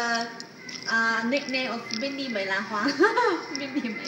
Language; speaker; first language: English; non-native, fluent; Chinese